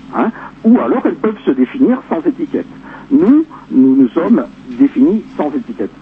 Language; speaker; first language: French; native; French